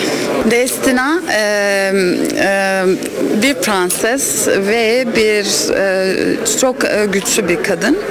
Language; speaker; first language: Turkish; non-native, learner; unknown